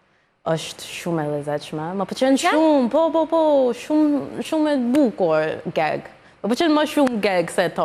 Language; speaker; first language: Albanian; non-native, learner; English